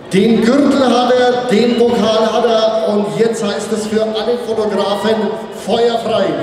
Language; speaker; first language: German; native; German